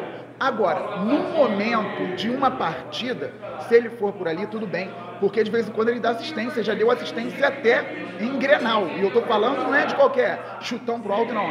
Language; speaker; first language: Portuguese; native; Portuguese